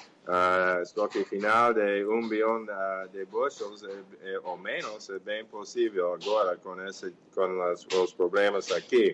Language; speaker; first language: Portuguese; non-native, fluent; English